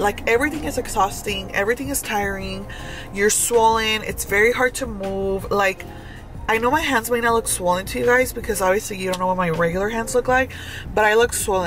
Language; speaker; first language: English; early bilingual, other home language; Spanish